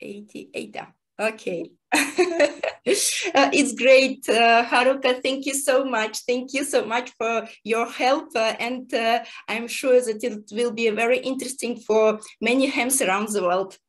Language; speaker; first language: English; non-native, fluent; Russian